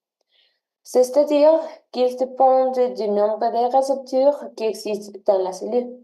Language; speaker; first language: French; non-native, learner; Spanish